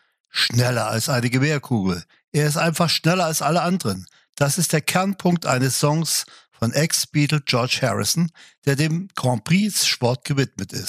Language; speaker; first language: German; native; German